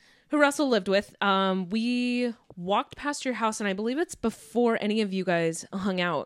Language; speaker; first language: English; native; English